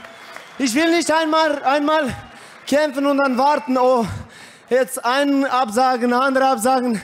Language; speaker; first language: German; non-native, fluent; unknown